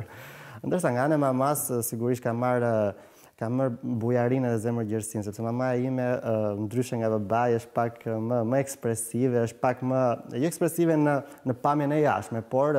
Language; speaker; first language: Albanian; native; Albanian